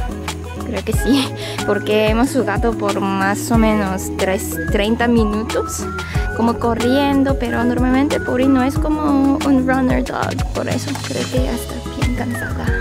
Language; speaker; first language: Spanish; non-native, fluent; Korean